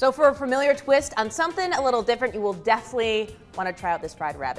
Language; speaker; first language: English; native; English